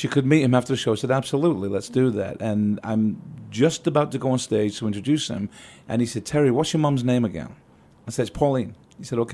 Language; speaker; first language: English; native; English